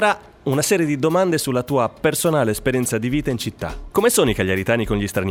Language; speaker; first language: Italian; native; Italian